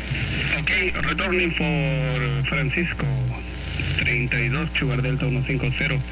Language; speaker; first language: English; non-native, learner; Spanish